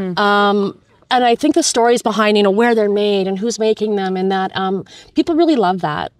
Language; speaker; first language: English; native; English